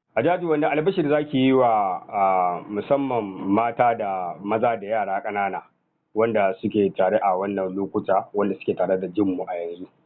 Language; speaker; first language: Hausa; native; Hausa